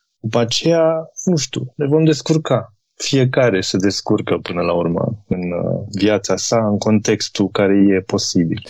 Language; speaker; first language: Romanian; native; Romanian